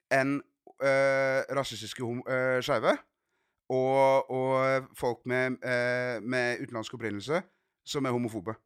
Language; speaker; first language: Norwegian; native; Norwegian